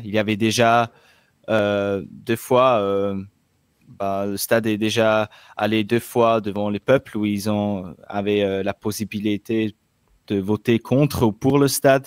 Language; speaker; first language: French; non-native, local second language; German